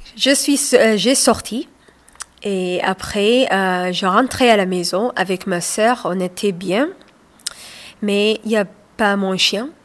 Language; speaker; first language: French; non-native, learner; Somali